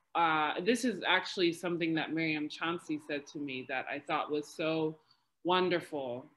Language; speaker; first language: English; native; English